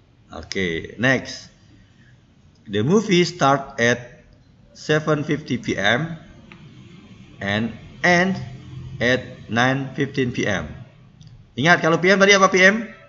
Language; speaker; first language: English; non-native, learner; Indonesian